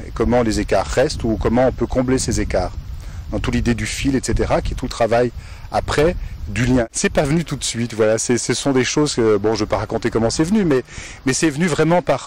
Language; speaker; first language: French; native; French